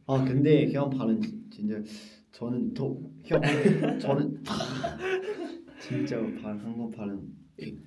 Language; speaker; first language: Korean; non-native, learner; Chinese